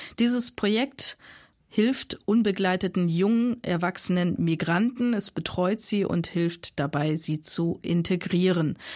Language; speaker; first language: German; native; German